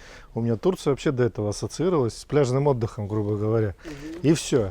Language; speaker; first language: Russian; native; Russian